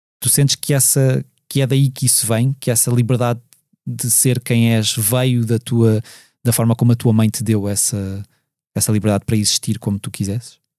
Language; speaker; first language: Portuguese; native; Portuguese